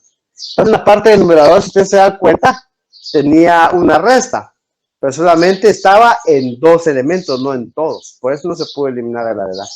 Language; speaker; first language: Spanish; native; Spanish